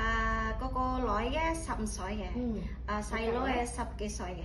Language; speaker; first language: Cantonese; non-native, learner; Indonesian